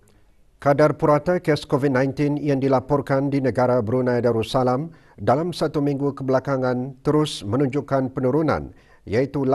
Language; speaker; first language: Malay; native; Malay